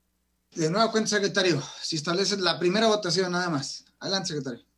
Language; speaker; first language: Spanish; native; Spanish